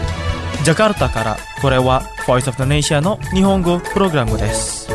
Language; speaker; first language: Japanese; non-native, fluent; Indonesian